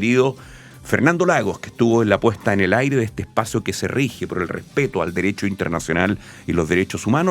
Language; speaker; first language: Spanish; native; Spanish